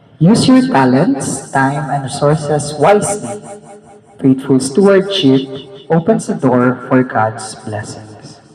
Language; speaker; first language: English; non-native, local second language; Filipino